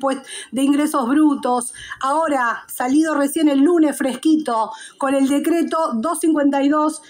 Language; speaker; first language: Spanish; native; Spanish